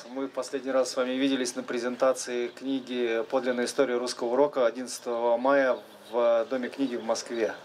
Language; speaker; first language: Russian; native; Russian